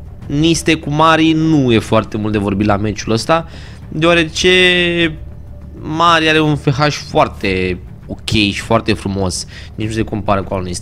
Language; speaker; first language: Romanian; native; Romanian